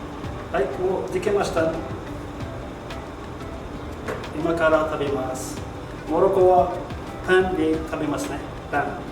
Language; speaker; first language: Japanese; non-native, learner; Arabic